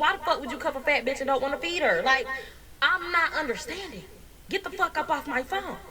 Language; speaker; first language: English; native; English